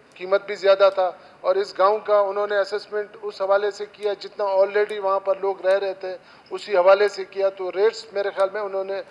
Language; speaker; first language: Urdu; non-native, local second language; Baluchi